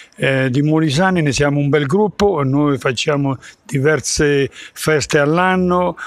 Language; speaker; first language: Italian; native; Italian